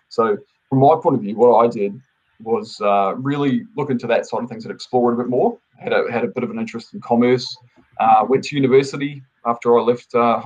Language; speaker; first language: English; native; English